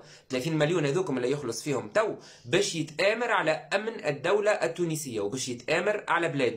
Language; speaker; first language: Arabic; native; Arabic